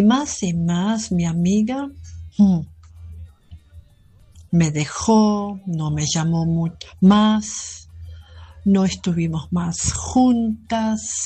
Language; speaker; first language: Spanish; non-native, fluent; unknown